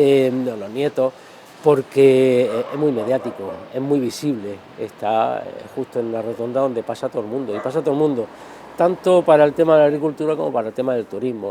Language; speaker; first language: Spanish; native; Spanish